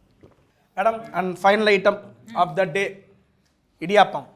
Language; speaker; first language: Telugu; native; Telugu